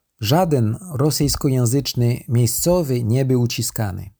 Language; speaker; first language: Polish; non-native, learner; French